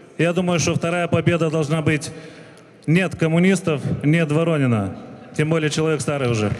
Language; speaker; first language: Russian; non-native, local second language; Gagauz